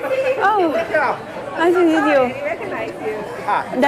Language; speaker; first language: English; non-native, learner; Vietnamese